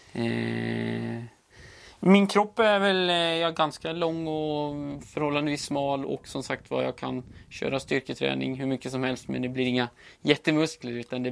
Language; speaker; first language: Swedish; native; Swedish